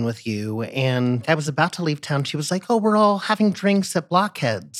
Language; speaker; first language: English; native; English